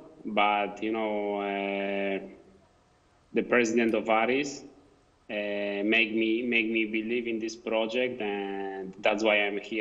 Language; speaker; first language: English; non-native, fluent; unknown